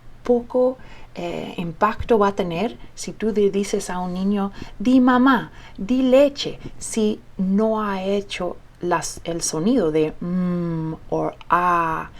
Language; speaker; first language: Spanish; early bilingual, heritage; Spanish